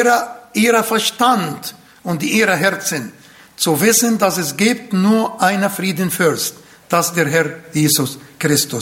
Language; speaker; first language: German; non-native, fluent; Arabic